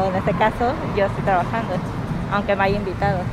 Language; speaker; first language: Spanish; native; Spanish